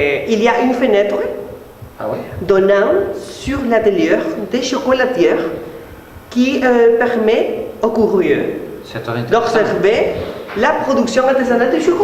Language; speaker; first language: French; non-native, learner; Spanish